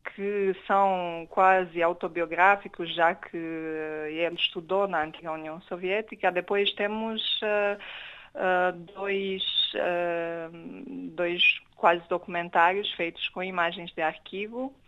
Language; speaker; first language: Portuguese; non-native, fluent; Romanian